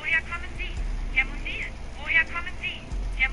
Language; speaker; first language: German; non-native, learner; English